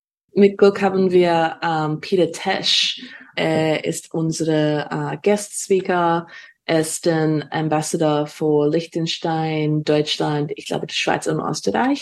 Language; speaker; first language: German; non-native, fluent; English